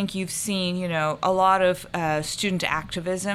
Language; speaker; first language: English; non-native, local second language; Urdu